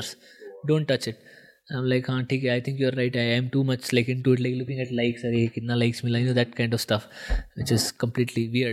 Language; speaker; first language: English; non-native, local second language; Marathi